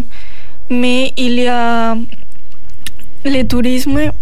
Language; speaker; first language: French; non-native, learner; Spanish